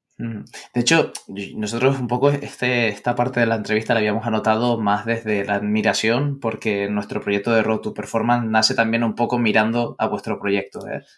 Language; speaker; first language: Spanish; native; Spanish